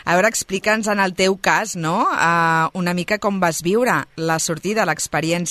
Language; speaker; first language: Catalan; native; Catalan